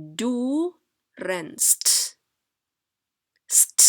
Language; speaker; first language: German; non-native, fluent; Thai